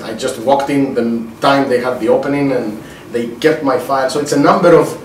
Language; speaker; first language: English; non-native, fluent; Greek